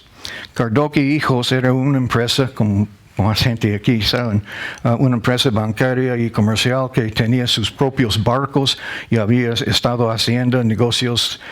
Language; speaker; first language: Spanish; non-native, learner; English